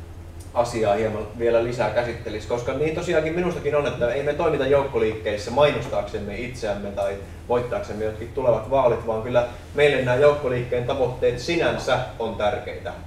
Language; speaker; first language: Finnish; native; Finnish